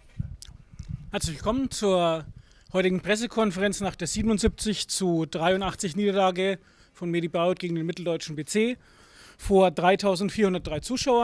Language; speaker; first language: German; native; German